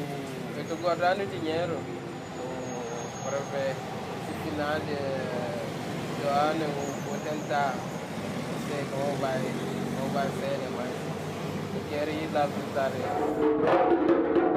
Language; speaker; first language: Portuguese; non-native, learner; French